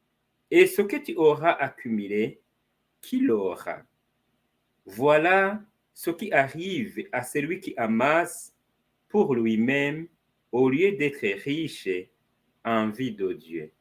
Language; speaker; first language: French; non-native, fluent; Spanish